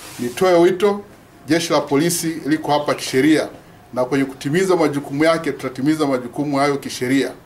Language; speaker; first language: Swahili; native; Swahili